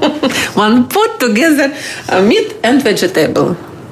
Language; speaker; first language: English; non-native, learner; Russian